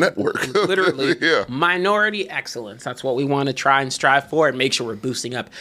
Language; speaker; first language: English; native; English